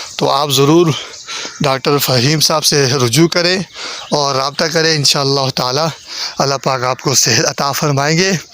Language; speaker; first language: Urdu; non-native, local second language; Northern Hindko